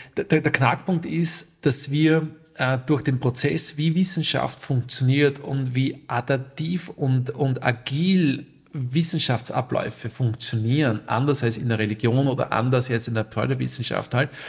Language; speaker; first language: German; native; German